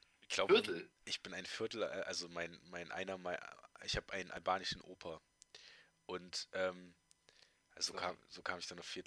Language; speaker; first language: German; native; German